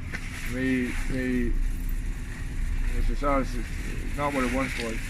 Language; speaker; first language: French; non-native, learner; English